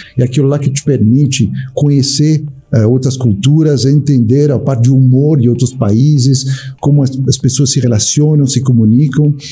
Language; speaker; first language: Portuguese; non-native, fluent; French